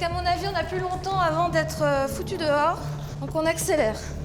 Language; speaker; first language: French; native; French